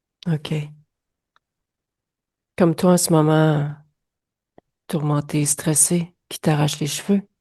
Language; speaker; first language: French; native; French